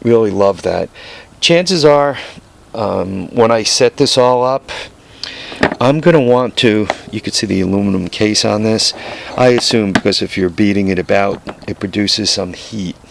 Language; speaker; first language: English; native; English